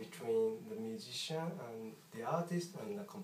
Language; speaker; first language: English; non-native, fluent; Japanese